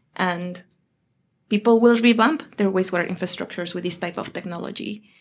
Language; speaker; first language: English; non-native, fluent; Spanish